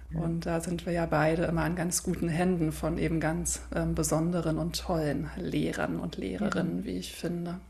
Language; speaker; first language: German; native; German